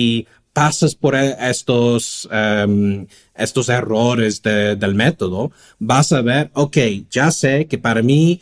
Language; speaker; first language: Spanish; non-native, fluent; English